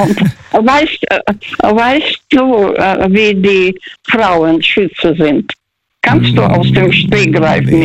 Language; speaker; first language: German; early bilingual, other home language; Russian